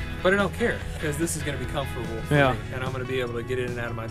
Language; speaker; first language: English; native; English